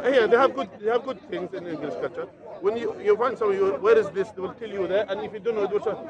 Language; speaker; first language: English; non-native, fluent; Arabic